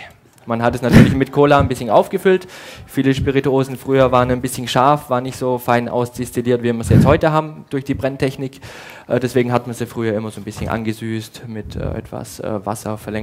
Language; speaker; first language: German; native; German